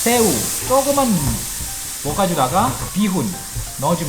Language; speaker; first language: Korean; non-native, fluent; Malay